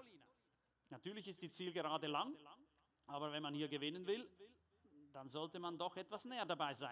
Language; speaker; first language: German; native; German